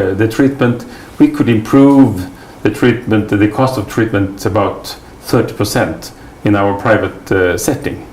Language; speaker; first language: English; non-native, fluent; Swedish